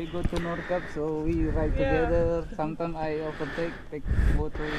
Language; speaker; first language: English; non-native, learner; Indonesian